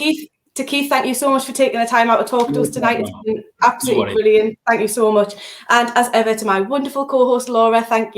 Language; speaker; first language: English; native; English